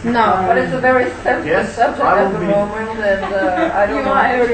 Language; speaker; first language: English; non-native, fluent; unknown